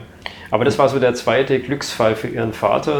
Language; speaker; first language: German; native; German